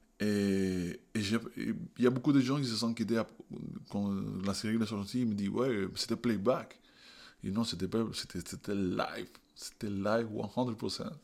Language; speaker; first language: French; non-native, fluent; Spanish